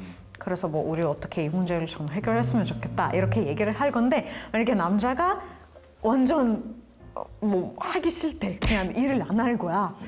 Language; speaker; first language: Korean; non-native, fluent; Russian